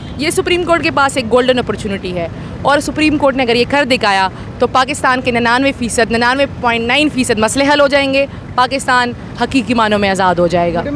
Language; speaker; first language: Urdu; non-native, local second language; Pashto